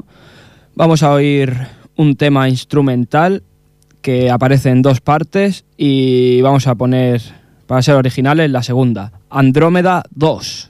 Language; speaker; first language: Spanish; native; Spanish